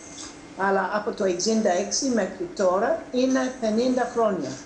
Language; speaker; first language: Greek; non-native, fluent; English